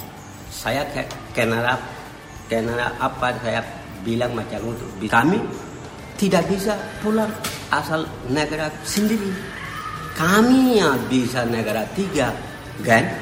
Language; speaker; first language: Indonesian; non-native, learner; Rohingya